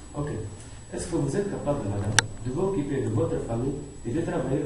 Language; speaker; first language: French; non-native, learner; Arabic